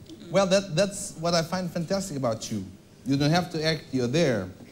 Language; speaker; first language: English; non-native, fluent; Portuguese